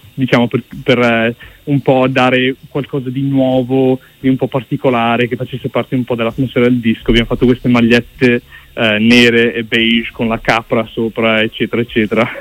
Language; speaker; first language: Italian; early bilingual, other home language; English